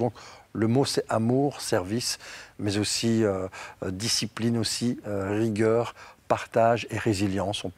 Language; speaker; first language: French; native; French